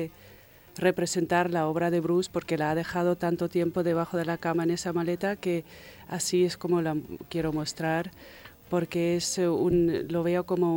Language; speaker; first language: Spanish; non-native, fluent; German